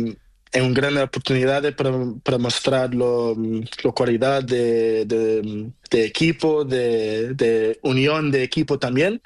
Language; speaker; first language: Spanish; non-native, learner; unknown